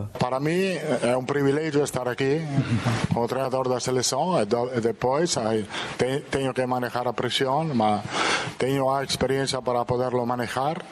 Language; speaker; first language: Portuguese; non-native, fluent; Italian